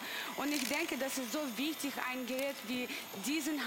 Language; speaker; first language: German; non-native, learner; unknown